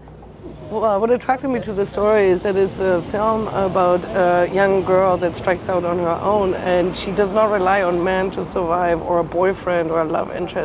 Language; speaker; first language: English; non-native, fluent; German